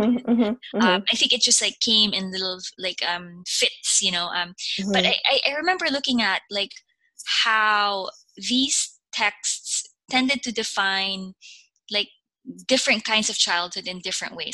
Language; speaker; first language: English; non-native, local second language; Filipino